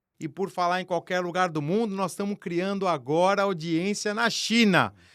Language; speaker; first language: Portuguese; native; Portuguese